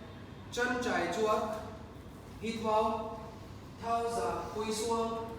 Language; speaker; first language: Vietnamese; non-native, learner; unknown